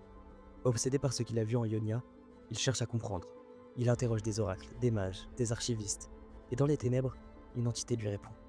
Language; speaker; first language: French; native; French